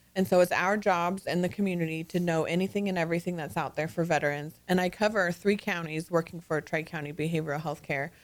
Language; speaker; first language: English; native; English